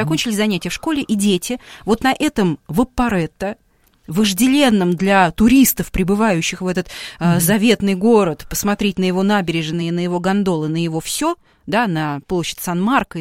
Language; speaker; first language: Russian; native; Russian